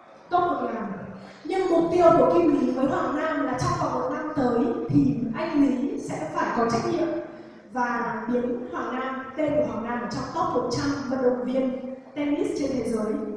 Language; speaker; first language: Vietnamese; native; Vietnamese